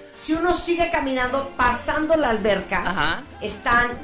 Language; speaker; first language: Spanish; native; Spanish